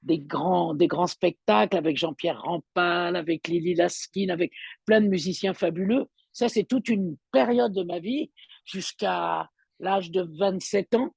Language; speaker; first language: French; native; French